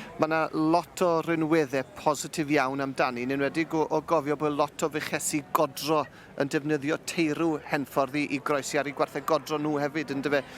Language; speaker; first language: Welsh; native; Welsh